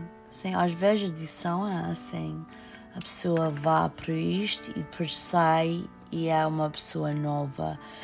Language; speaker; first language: Portuguese; early bilingual, heritage; Portuguese